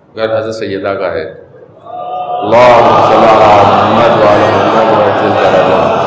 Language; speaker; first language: Urdu; non-native, local second language; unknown